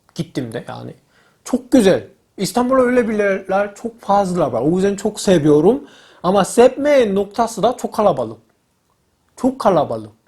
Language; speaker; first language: Turkish; non-native, learner; Korean